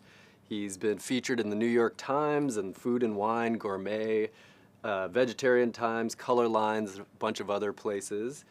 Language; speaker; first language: English; native; English